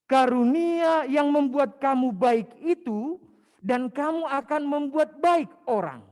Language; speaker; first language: Indonesian; native; Indonesian